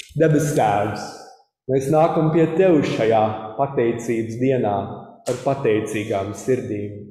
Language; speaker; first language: Latvian; early bilingual, heritage; Latvian